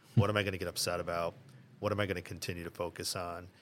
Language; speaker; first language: English; early bilingual, other home language; Italian